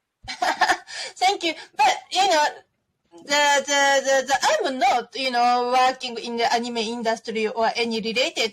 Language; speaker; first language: English; non-native, fluent; Japanese